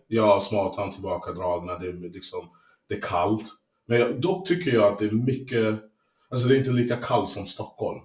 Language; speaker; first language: Swedish; early bilingual, other home language; English